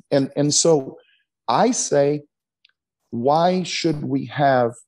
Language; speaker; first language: English; native; English